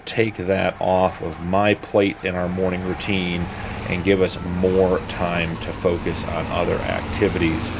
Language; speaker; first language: English; native; English